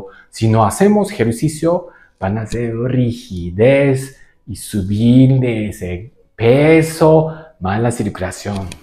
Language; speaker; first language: Spanish; non-native, learner; Japanese